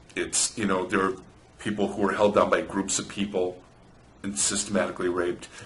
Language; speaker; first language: English; native; English